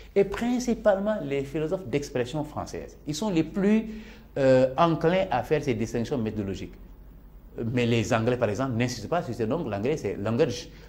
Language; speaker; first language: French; non-native, local second language; Serer